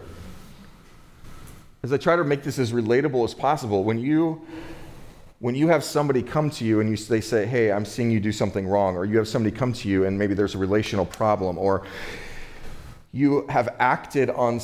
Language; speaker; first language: English; native; English